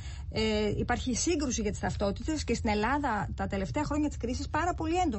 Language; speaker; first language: Greek; native; Greek